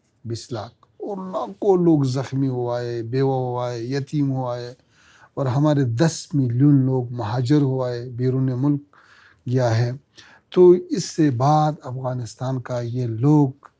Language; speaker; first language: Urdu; non-native, fluent; Pashto